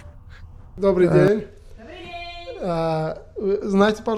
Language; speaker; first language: Russian; non-native, learner; Azerbaijani